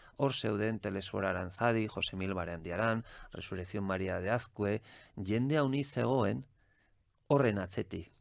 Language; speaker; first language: Basque; non-native, local second language; Spanish